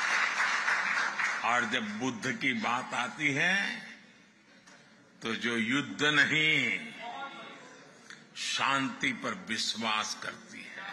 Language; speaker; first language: Hindi; non-native, local second language; Gujarati